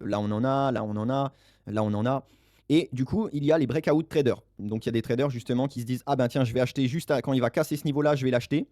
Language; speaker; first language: French; native; French